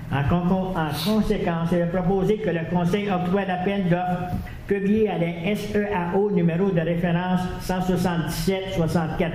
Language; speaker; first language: French; native; French